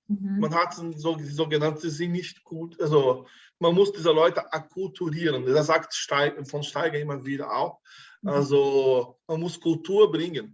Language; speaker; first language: German; non-native, fluent; Portuguese